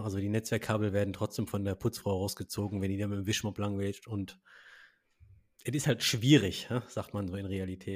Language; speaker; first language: German; native; German